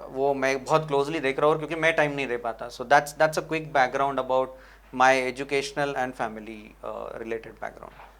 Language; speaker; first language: Hindi; non-native, local second language; Marwari